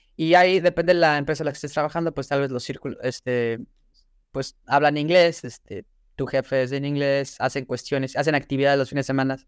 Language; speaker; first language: Spanish; native; Spanish